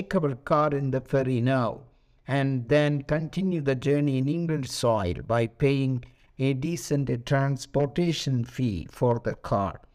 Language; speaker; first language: English; non-native, local second language; Malayalam